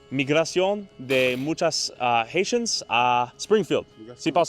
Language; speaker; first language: Spanish; non-native, learner; English